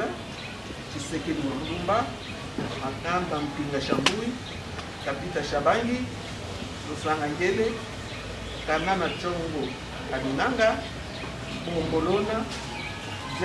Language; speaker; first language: French; non-native, local second language; Lingala